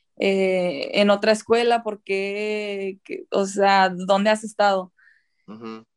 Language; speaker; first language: Spanish; early bilingual, heritage; Spanish